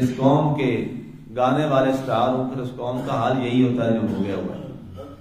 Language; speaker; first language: Urdu; native; Urdu